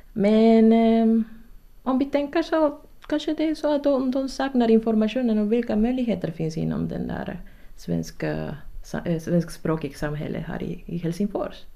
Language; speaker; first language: Swedish; non-native, fluent; Spanish